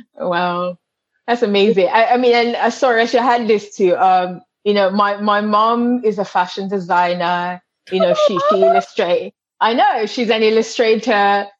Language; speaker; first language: English; non-native, local second language; Yoruba